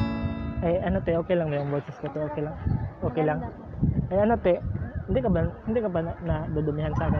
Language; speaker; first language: Filipino; non-native, local second language; Cebuano